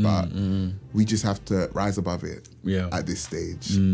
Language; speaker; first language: English; native; English